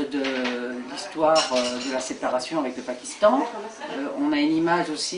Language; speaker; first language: French; native; French